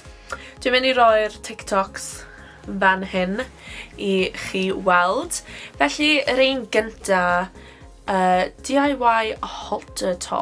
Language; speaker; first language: Welsh; non-native, local second language; English